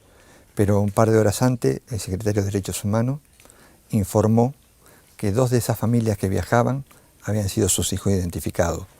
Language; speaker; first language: Spanish; native; Spanish